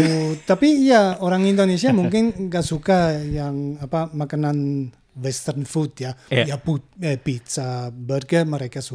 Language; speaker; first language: Indonesian; non-native, learner; German